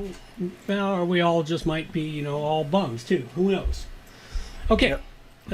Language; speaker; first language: English; native; English